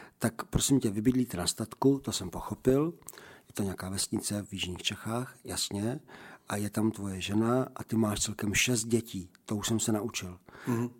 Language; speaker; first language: Czech; native; Czech